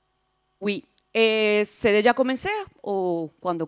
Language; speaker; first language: French; non-native, fluent; Spanish